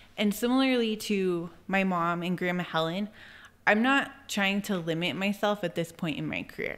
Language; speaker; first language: English; native; English